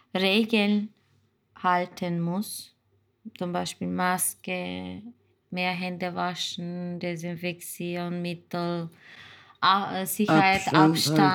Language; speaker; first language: German; non-native, learner; Turkish